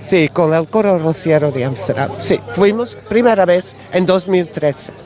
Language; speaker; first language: Spanish; non-native, learner; Dutch